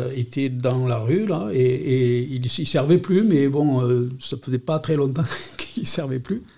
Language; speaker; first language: French; non-native, local second language; Catalan